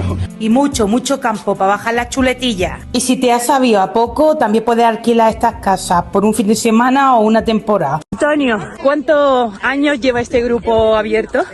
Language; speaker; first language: Spanish; native; Spanish